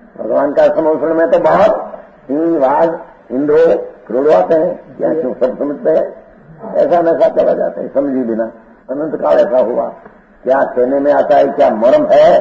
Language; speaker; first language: Hindi; non-native, local second language; Gujarati